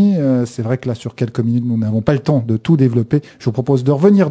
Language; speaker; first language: French; native; French